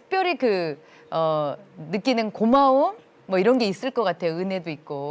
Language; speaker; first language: Korean; native; Korean